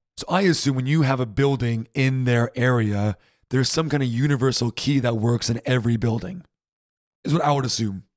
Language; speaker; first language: English; native; English